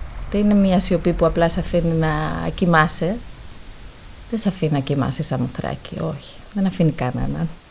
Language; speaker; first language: Greek; non-native, fluent; Spanish